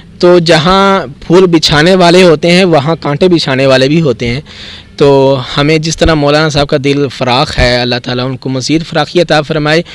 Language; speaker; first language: Urdu; non-native, local second language; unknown